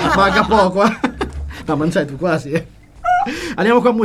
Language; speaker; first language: Italian; native; Italian